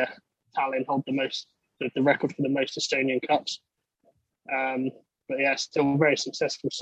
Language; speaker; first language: English; native; English